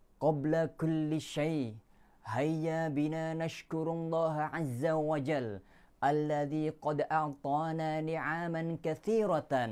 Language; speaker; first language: Arabic; non-native, learner; Indonesian